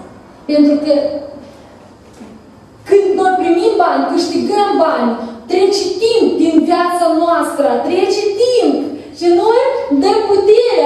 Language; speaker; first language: Romanian; non-native, learner; Russian